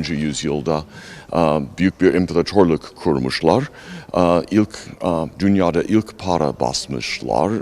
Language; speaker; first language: Turkish; non-native, learner; English